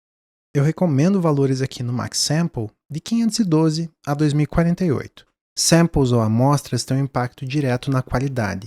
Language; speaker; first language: Portuguese; native; Portuguese